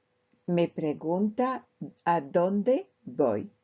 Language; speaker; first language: Spanish; non-native, fluent; French